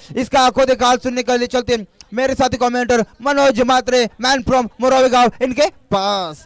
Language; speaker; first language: Hindi; non-native, local second language; Marathi